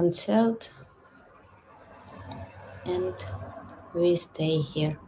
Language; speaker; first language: English; non-native, learner; Russian